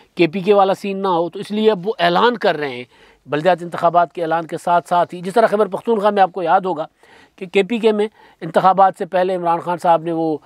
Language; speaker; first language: Urdu; non-native, local second language; Sindhi